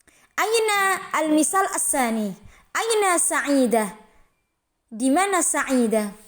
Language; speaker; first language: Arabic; non-native, fluent; Indonesian